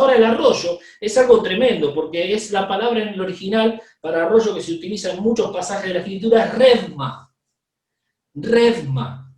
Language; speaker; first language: Spanish; native; Spanish